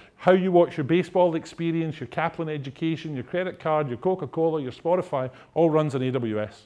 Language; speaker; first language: English; native; English